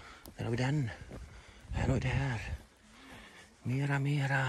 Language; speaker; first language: English; non-native, learner; Swedish